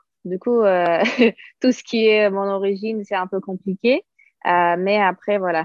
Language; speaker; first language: French; non-native, fluent; Uyghur